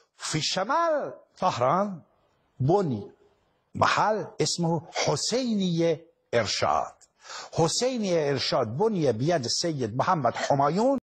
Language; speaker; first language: Arabic; non-native, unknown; Persian